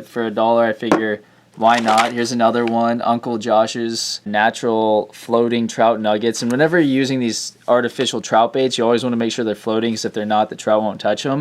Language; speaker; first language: English; native; English